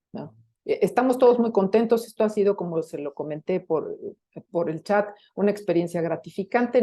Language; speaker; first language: Spanish; native; Spanish